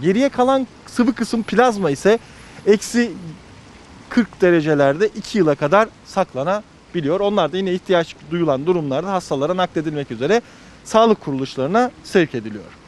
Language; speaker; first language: Turkish; native; Turkish